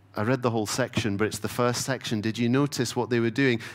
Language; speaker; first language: English; native; English